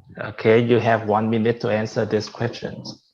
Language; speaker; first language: English; non-native, fluent; Vietnamese